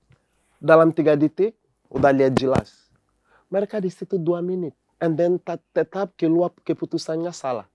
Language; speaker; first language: Indonesian; non-native, fluent; English